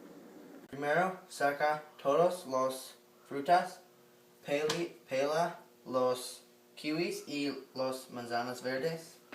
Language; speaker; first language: Spanish; non-native, learner; English